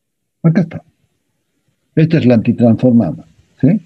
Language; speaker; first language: Spanish; native; Spanish